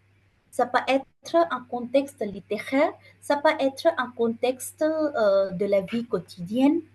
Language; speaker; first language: French; non-native, fluent; Bangla